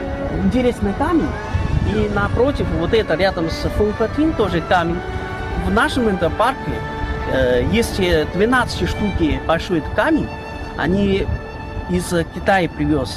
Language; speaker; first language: Russian; non-native, learner; Chinese